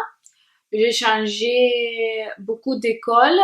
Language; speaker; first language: French; non-native, learner; Russian